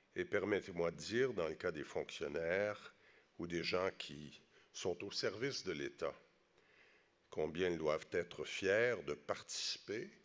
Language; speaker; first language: French; native; French